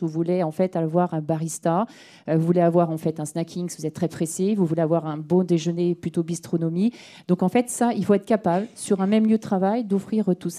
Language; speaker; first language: French; native; French